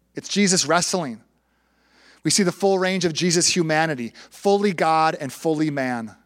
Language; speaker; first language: English; native; English